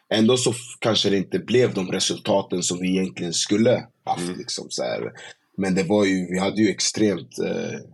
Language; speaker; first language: Swedish; early bilingual, other home language; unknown